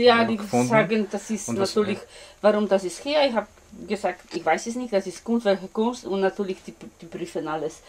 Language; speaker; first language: German; non-native, learner; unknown